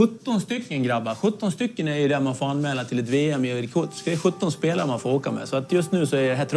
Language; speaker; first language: Swedish; native; Swedish